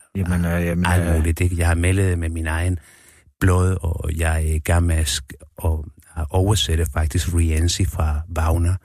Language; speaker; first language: Danish; non-native, fluent; Spanish